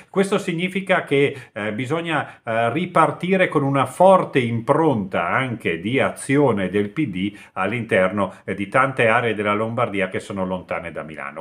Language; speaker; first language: Italian; native; Italian